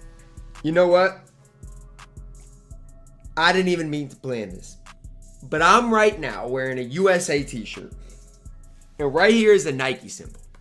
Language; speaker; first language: English; native; English